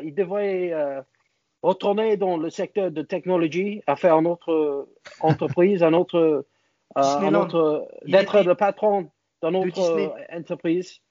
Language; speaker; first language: French; non-native, learner; English